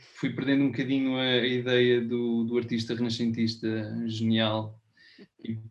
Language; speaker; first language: Portuguese; native; Portuguese